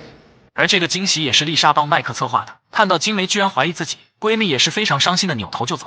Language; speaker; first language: Chinese; native; Chinese